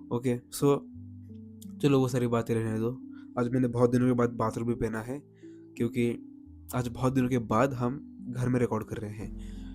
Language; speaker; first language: Hindi; non-native, local second language; Marathi